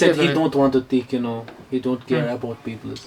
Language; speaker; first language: English; non-native, learner; Hindi